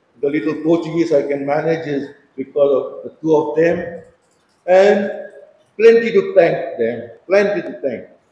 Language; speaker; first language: English; non-native, local second language; Konkani